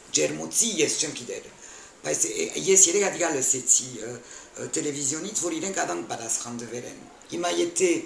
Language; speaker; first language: Armenian; early bilingual, heritage; Armenian